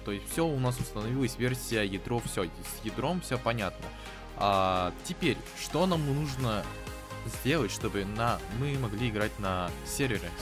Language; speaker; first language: Russian; native; Russian